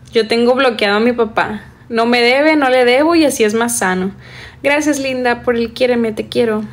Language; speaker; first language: Spanish; native; Spanish